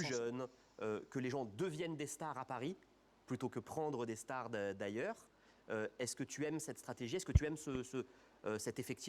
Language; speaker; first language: French; native; French